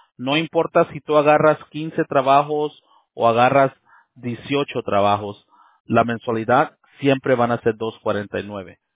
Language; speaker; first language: Spanish; early bilingual, heritage; Spanish